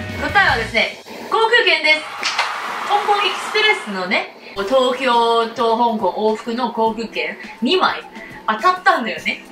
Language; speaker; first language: Japanese; non-native, fluent; Cantonese